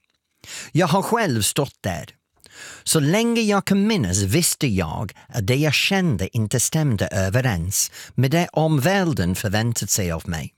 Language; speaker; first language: Swedish; non-native, fluent; English